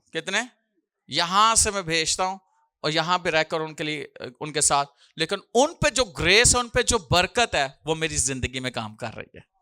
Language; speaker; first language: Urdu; non-native, local second language; Punjabi